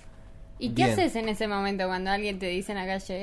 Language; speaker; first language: Spanish; native; Spanish